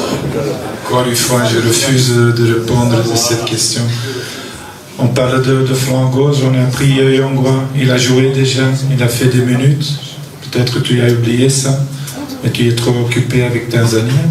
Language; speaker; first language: French; non-native, local second language; Dutch